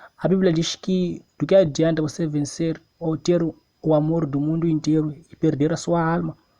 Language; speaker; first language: Portuguese; non-native, local second language; Tsonga